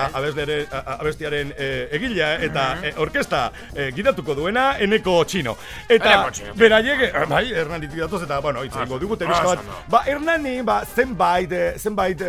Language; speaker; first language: Basque; native; Basque